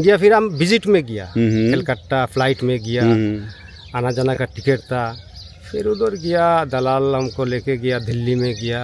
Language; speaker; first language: Hindi; non-native, fluent; Pashto